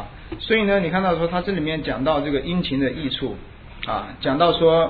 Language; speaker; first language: Chinese; native; Chinese